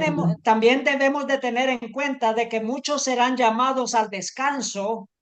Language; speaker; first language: Spanish; native; Spanish